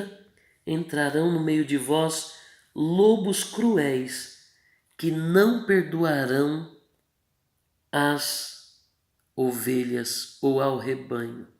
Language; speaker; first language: Portuguese; native; Portuguese